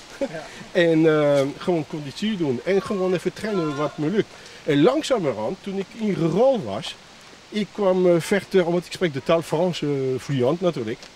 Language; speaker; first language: Dutch; non-native, fluent; French